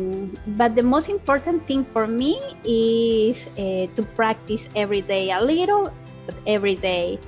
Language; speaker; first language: English; non-native, learner; Spanish